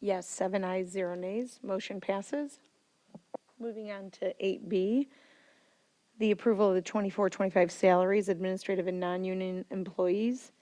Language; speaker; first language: English; native; English